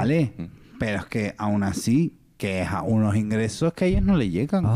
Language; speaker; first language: Spanish; native; Spanish